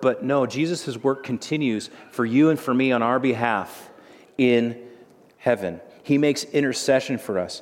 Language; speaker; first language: English; native; English